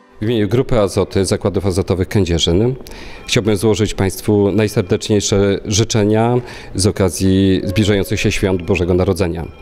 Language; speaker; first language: Polish; native; Polish